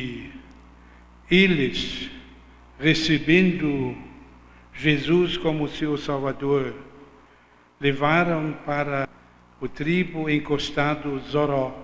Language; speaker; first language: Portuguese; non-native, fluent; German